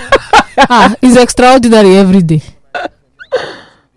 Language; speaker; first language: English; non-native, local second language; Igbo